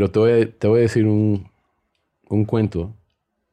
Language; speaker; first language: Spanish; early bilingual, heritage; Spanish